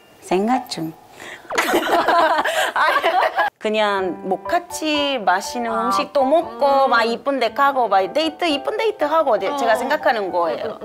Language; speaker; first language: Korean; non-native, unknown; Spanish